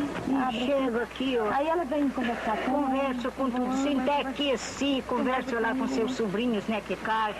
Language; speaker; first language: Portuguese; non-native, learner; Polish